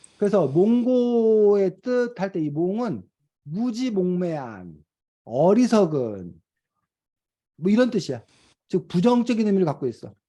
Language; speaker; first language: Korean; native; Korean